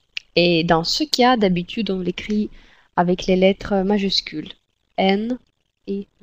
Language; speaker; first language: French; non-native, fluent; Russian